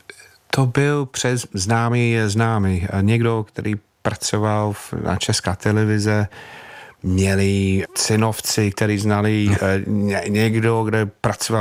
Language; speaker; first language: Czech; non-native, fluent; English